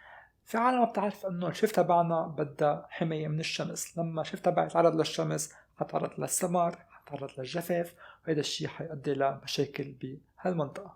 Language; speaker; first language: Arabic; native; Arabic